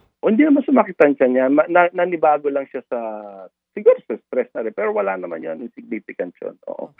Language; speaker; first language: Filipino; native; Filipino